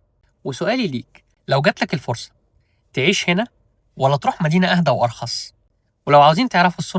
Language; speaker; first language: Arabic; native; Arabic